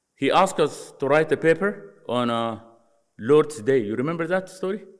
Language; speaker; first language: English; non-native, fluent; Arabic